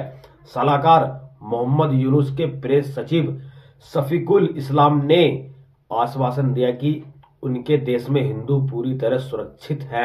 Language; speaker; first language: Hindi; native; Hindi